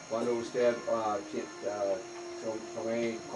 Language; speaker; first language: Spanish; non-native, learner; English